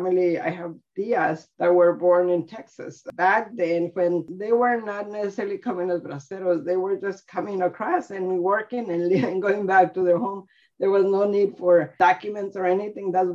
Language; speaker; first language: English; early bilingual, other home language; Spanish